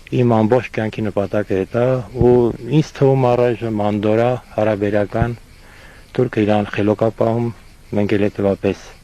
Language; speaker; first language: Armenian; non-native, fluent; Estonian